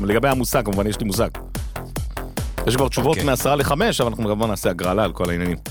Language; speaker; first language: Hebrew; native; Hebrew